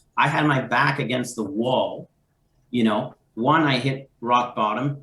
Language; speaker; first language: English; native; English